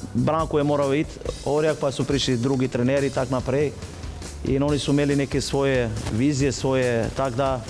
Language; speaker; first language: Slovenian; non-native, fluent; Albanian